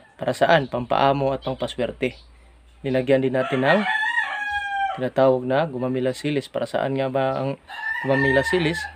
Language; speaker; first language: Filipino; non-native, local second language; Cebuano